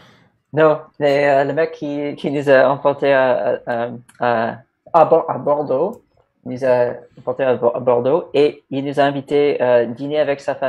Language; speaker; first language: French; non-native, learner; English